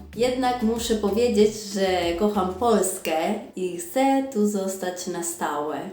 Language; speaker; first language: Polish; non-native, fluent; Spanish